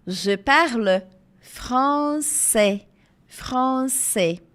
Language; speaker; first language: French; non-native, fluent; Portuguese